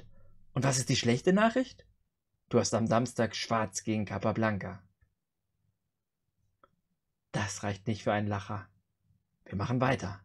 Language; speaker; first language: German; native; German